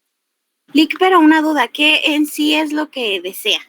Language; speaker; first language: Spanish; native; Spanish